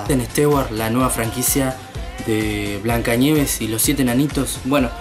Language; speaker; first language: Spanish; native; Spanish